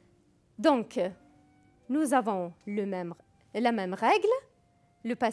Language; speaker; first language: French; non-native, fluent; Arabic